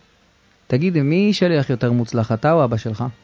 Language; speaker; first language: Hebrew; native; Hebrew